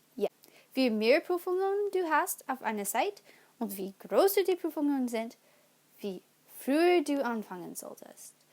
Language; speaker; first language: German; non-native, learner; English